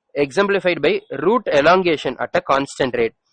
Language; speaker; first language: English; non-native, local second language; Tamil